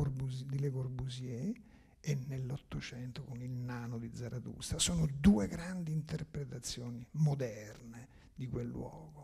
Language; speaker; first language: Italian; native; Italian